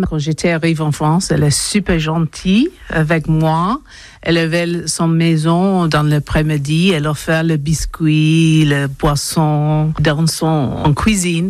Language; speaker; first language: French; non-native, learner; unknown